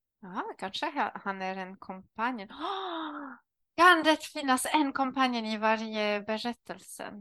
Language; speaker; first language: Swedish; non-native, learner; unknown